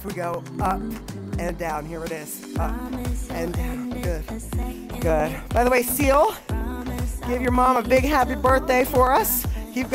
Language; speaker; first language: English; native; English